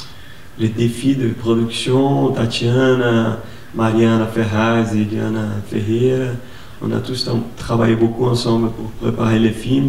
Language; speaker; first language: French; non-native, fluent; Portuguese